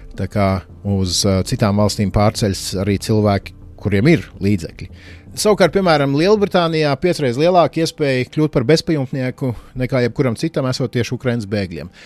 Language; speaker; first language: Latvian; native; Latvian